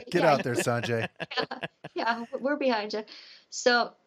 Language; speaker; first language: English; native; English